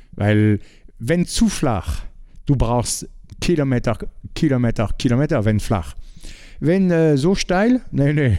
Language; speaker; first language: German; non-native, learner; French